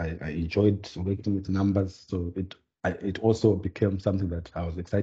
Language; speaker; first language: English; non-native, local second language; Shona